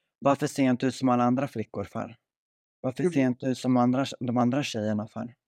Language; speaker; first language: Swedish; native; Swedish